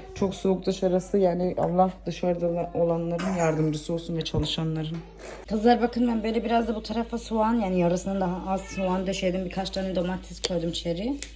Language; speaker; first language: Turkish; early bilingual, heritage; Turkish